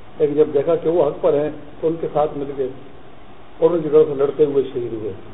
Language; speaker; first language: Urdu; non-native, local second language; Pashto